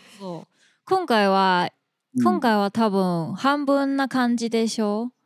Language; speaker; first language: Japanese; non-native, learner; Chinese